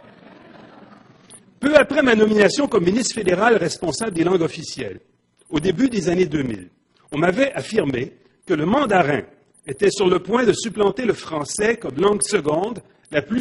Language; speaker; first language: French; native; French